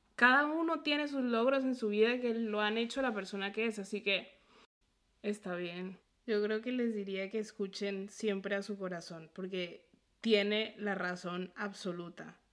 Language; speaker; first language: Spanish; native; Spanish